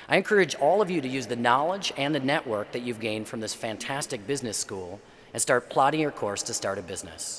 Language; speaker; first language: English; native; English